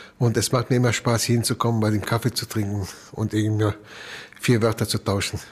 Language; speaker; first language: German; early bilingual, other home language; Italian